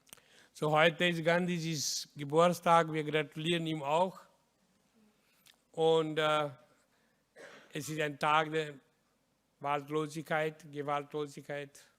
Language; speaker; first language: German; non-native, learner; Hindi